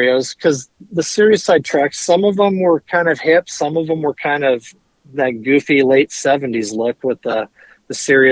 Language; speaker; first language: English; native; English